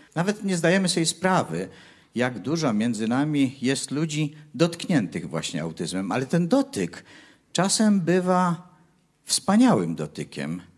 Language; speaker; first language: Polish; native; Polish